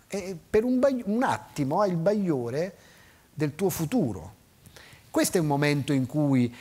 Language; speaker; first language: Italian; native; Italian